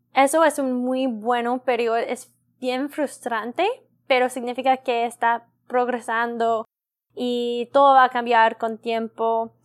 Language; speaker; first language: Spanish; non-native, learner; English